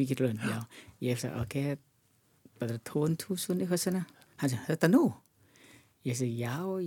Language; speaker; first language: Icelandic; non-native, learner; Thai